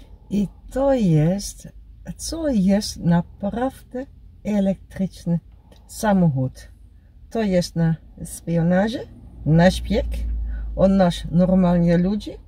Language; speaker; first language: Polish; non-native, learner; Dutch